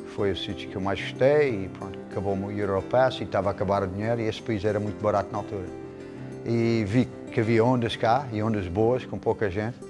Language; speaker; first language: Portuguese; non-native, fluent; English